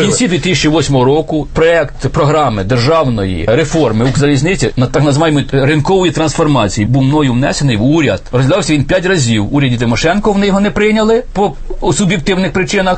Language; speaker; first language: Ukrainian; native; Ukrainian